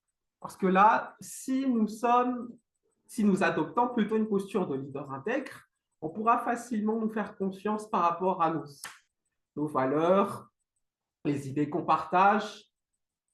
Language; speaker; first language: French; non-native, local second language; Malagasy